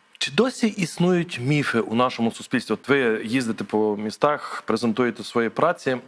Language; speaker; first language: Ukrainian; native; Ukrainian